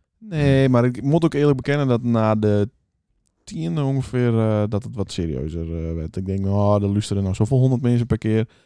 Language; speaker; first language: Dutch; native; Dutch